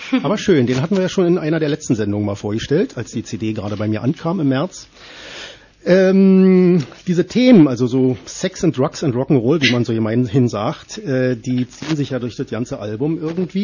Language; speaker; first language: German; native; German